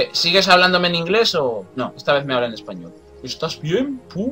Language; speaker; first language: Spanish; native; Spanish